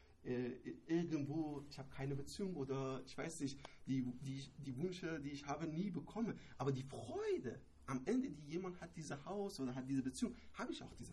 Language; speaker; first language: German; non-native, learner; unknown